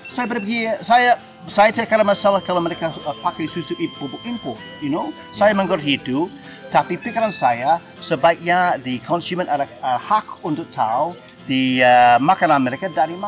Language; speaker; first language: Indonesian; non-native, fluent; English